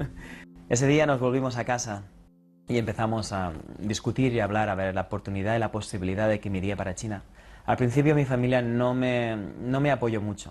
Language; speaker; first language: Spanish; native; Spanish